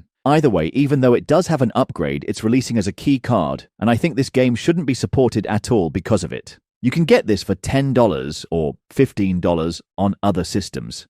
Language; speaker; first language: English; native; English